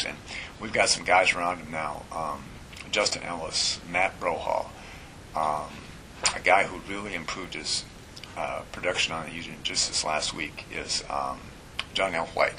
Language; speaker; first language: English; native; English